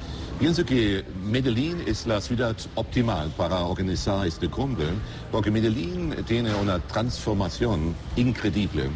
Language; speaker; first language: Spanish; non-native, learner; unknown